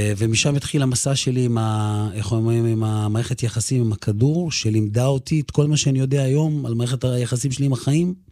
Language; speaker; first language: Hebrew; early bilingual, other home language; Russian